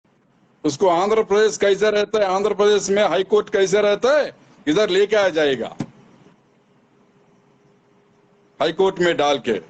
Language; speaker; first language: Hindi; non-native, local second language; Telugu